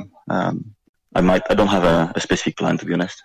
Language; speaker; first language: English; non-native, fluent; French